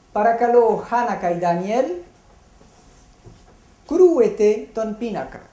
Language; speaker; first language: Greek; non-native, fluent; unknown